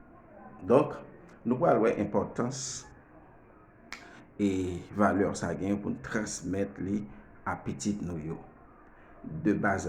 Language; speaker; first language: French; non-native, learner; Haitian Creole